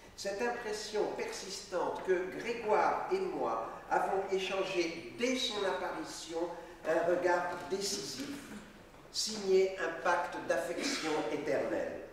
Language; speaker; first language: French; native; French